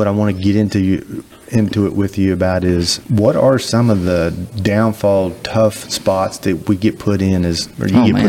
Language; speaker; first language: English; native; English